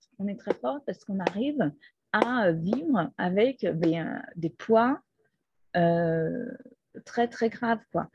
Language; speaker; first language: French; non-native, fluent; Portuguese